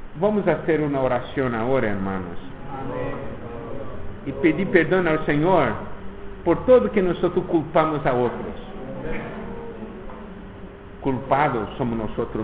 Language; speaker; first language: Spanish; non-native, fluent; Portuguese